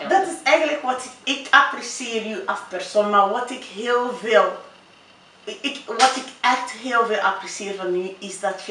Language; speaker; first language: Dutch; non-native, fluent; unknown